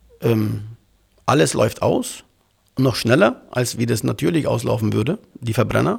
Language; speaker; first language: German; early bilingual, other home language; Turkish